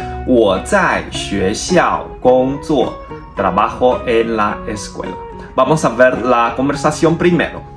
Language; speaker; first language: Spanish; non-native, fluent; Chinese